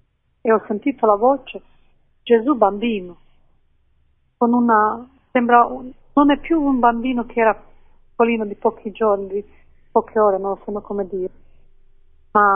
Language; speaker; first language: Italian; non-native, fluent; Croatian